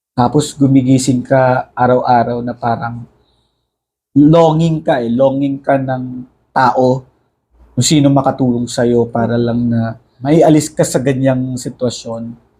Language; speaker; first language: Filipino; native; Filipino